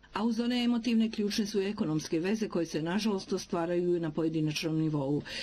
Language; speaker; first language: Bosnian; native; Bosnian